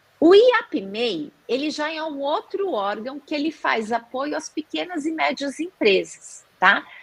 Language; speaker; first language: Portuguese; native; Portuguese